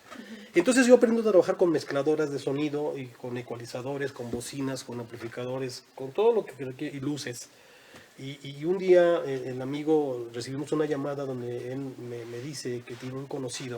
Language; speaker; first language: Spanish; native; Spanish